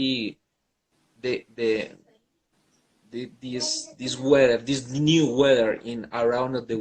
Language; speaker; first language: English; non-native, learner; Spanish